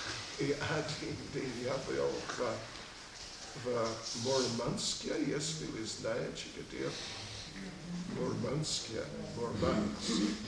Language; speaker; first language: Russian; non-native, learner; English